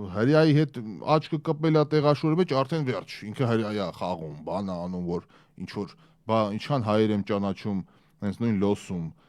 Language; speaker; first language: Armenian; early bilingual, heritage; Armenian